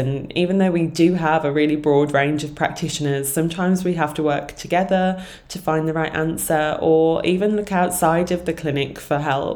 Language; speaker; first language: English; native; English